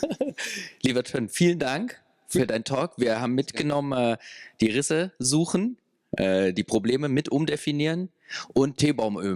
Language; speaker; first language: German; native; German